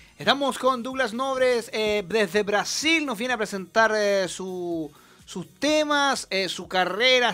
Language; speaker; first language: Spanish; native; Spanish